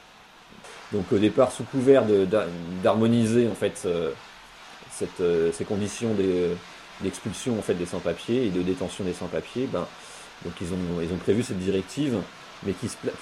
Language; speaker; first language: French; native; French